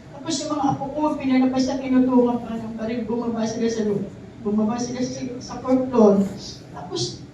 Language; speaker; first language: Filipino; native; Filipino